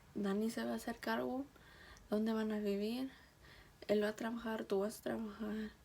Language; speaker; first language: Spanish; early bilingual, heritage; Spanish